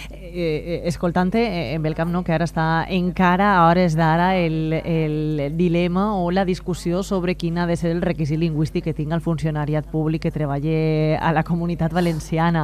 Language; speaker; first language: Spanish; native; Spanish